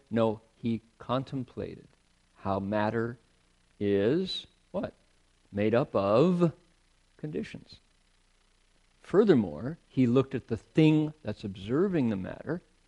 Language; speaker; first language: English; native; English